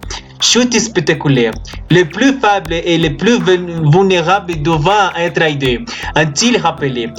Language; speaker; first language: French; non-native, learner; Spanish